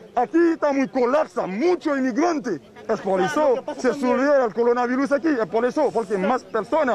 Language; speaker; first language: Spanish; non-native, learner; Haitian Creole